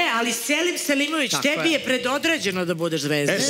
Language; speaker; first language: Serbian; native; Serbian